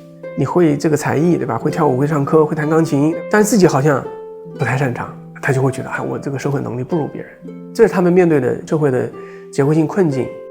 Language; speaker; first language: Chinese; native; Chinese